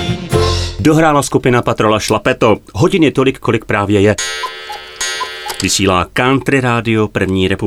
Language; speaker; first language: Czech; native; Czech